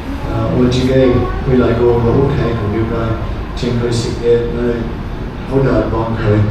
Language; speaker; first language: Cantonese; non-native, fluent; English